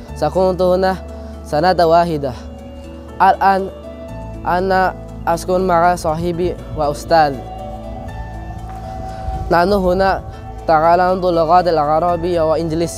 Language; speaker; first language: Arabic; non-native, learner; Indonesian